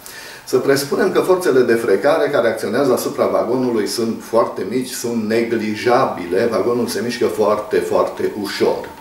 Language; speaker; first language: Romanian; native; Romanian